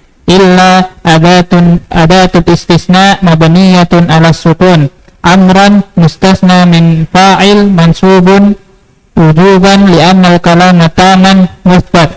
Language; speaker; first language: Arabic; non-native, learner; Indonesian